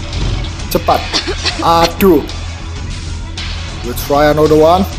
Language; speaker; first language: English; non-native, learner; Indonesian